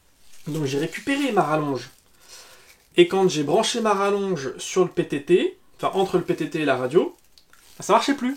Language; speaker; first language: French; native; French